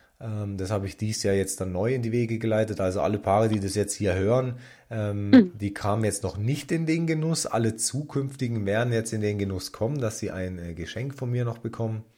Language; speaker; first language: German; native; German